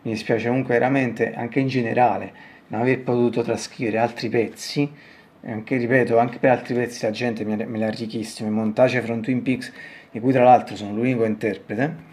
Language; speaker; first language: Italian; native; Italian